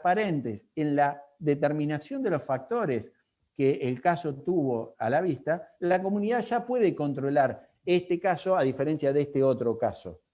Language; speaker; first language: Spanish; native; Spanish